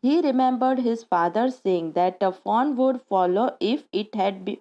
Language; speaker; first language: English; non-native, local second language; Gujarati